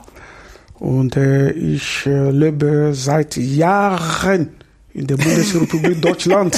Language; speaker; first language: German; non-native, fluent; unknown